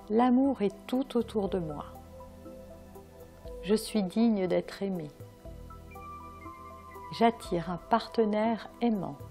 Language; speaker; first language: French; native; French